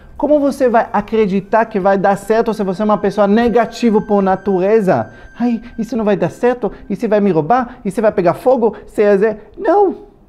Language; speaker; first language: Portuguese; non-native, fluent; Hebrew